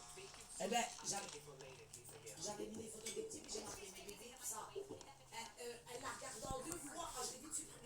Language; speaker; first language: French; native; French